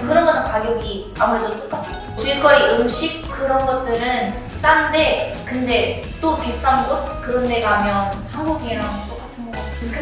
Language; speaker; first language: Korean; non-native, fluent; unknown